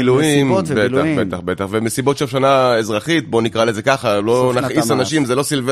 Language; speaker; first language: Hebrew; native; Hebrew